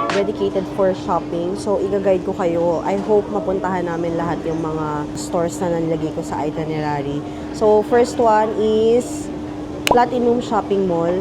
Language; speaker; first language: Filipino; native; Filipino